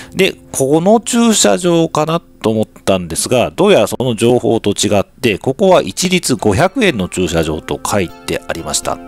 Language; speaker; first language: Japanese; native; Japanese